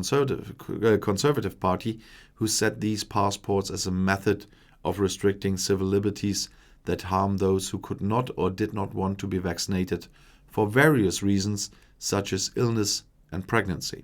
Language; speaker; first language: English; non-native, fluent; German